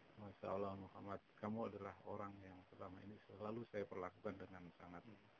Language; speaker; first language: Indonesian; native; Indonesian